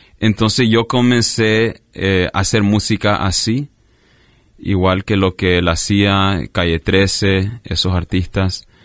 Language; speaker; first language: Spanish; early bilingual, heritage; Spanish